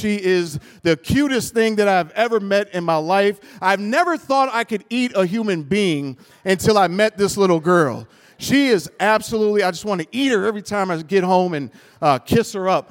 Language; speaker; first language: English; native; English